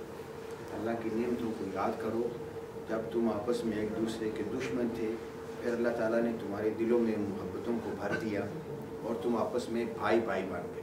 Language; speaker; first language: Urdu; native; Urdu